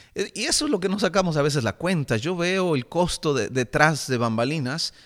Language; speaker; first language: Spanish; native; Spanish